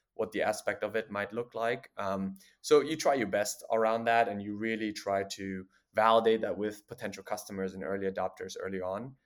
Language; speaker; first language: English; non-native, fluent; German